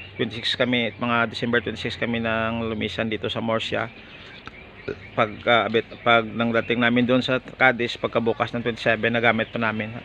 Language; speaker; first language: Filipino; non-native, local second language; Hiligaynon